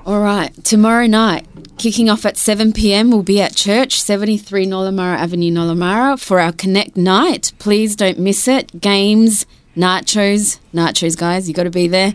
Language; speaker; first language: English; early bilingual, other home language; Spanish